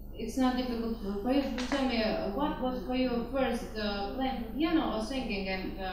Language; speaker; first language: English; non-native, learner; Russian